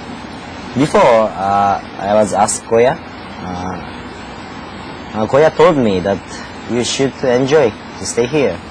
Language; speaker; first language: English; non-native, learner; Japanese